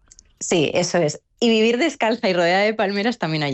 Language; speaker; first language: Spanish; native; Spanish